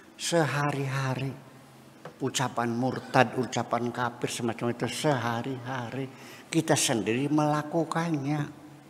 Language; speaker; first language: Indonesian; non-native, local second language; Javanese